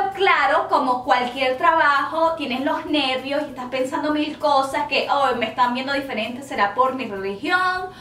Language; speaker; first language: Spanish; early bilingual, heritage; Spanish